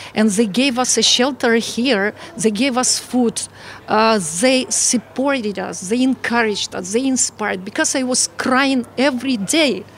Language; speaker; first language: English; non-native, fluent; Ukrainian